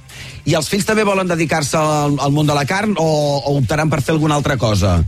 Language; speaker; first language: Catalan; native; Catalan